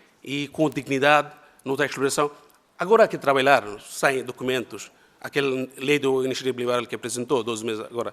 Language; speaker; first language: Portuguese; non-native, learner; Bangla